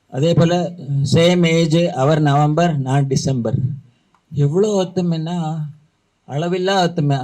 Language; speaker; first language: Tamil; native; Tamil